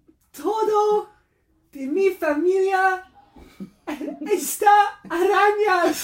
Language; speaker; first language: Spanish; non-native, learner; English